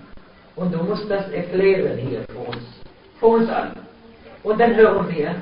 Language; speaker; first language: German; non-native, fluent; Arabic